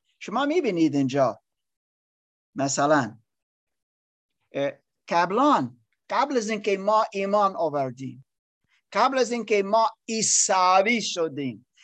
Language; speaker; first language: Persian; non-native, learner; English